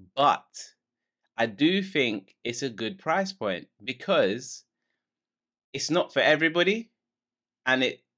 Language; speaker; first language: English; native; English